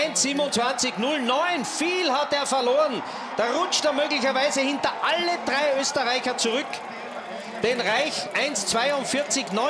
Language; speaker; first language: German; native; German